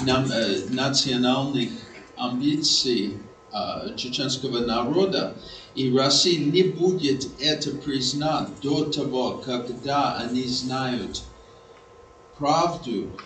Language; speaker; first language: Russian; non-native, fluent; English